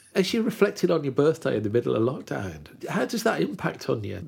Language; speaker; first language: English; native; English